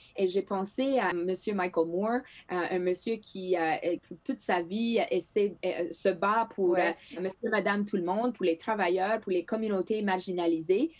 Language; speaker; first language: French; non-native, local second language; Greek